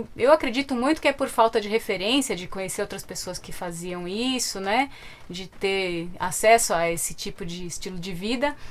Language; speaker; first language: Portuguese; native; Portuguese